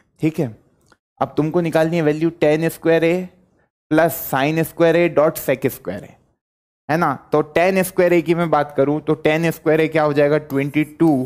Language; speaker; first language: Hindi; native; Hindi